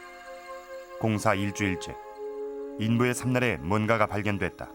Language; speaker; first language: Korean; native; Korean